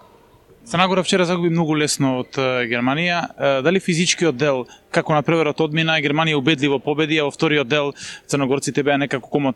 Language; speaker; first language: Macedonian; native; Macedonian